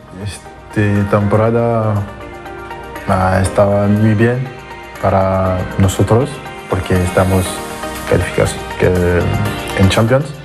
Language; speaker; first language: Spanish; non-native, fluent; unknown